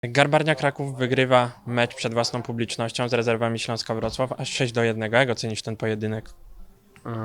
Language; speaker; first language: Polish; native; Polish